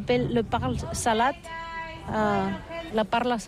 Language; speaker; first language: French; non-native, learner; Catalan